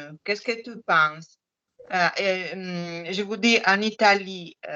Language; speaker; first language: French; non-native, fluent; Italian